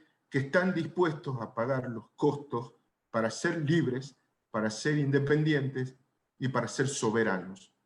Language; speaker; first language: Spanish; native; Spanish